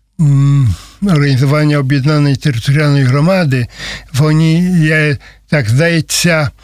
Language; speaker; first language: Ukrainian; non-native, learner; Polish